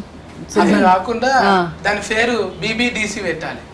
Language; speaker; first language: Telugu; native; Telugu